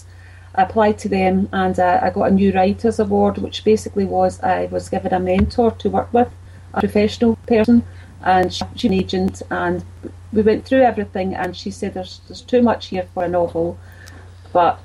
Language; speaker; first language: English; native; English